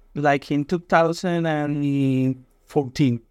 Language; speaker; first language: English; non-native, fluent; Spanish